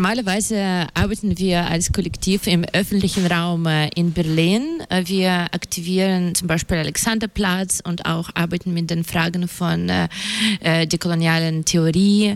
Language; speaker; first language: German; non-native, fluent; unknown